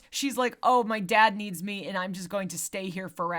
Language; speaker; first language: English; native; English